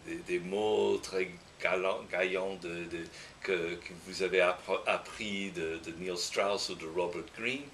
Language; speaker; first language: French; non-native, fluent; English